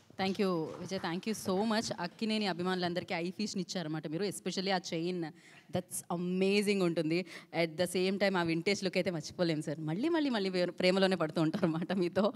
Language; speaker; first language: Telugu; native; Telugu